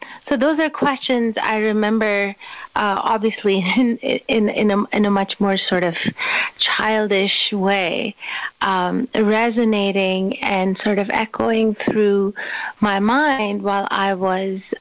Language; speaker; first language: English; non-native, local second language; Urdu